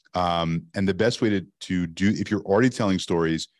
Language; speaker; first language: English; native; English